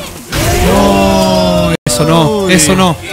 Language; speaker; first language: Spanish; native; Spanish